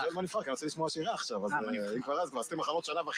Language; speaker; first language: Hebrew; native; Hebrew